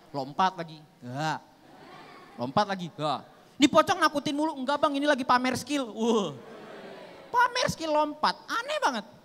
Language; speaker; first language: Indonesian; native; Indonesian